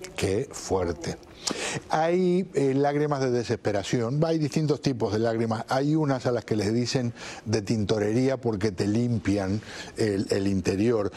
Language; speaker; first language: Spanish; native; Spanish